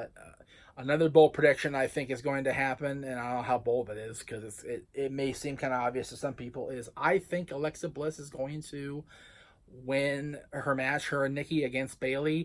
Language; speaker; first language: English; native; English